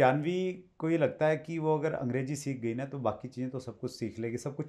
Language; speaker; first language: Hindi; native; Hindi